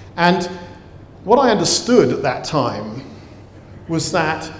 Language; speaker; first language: English; native; English